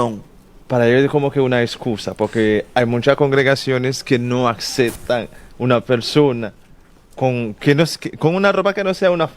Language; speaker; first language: Spanish; non-native, fluent; Haitian Creole